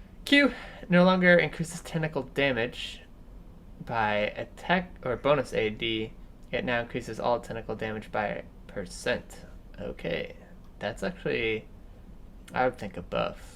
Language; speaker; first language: English; native; English